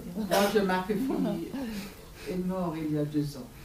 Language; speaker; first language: French; non-native, fluent; English